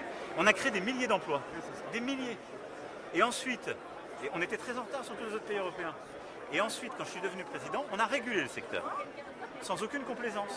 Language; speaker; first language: French; native; French